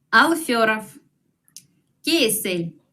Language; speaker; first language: Spanish; non-native, fluent; Russian